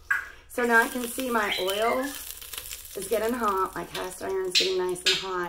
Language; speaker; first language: English; native; English